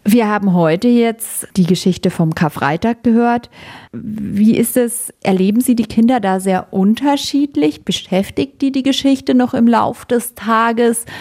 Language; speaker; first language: German; native; German